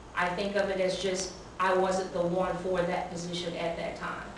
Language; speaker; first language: English; native; English